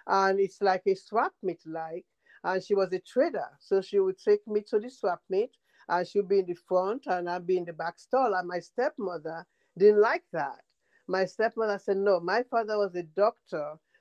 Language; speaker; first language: English; non-native, local second language; Krio